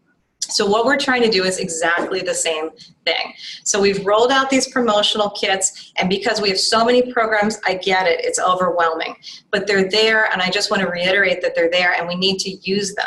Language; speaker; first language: English; native; English